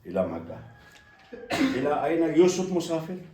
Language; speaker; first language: Arabic; non-native, fluent; Kashmiri